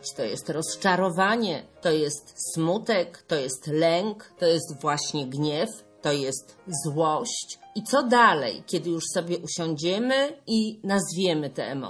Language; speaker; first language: Polish; native; Polish